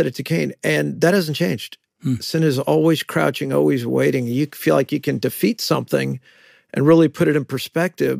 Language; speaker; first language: English; native; English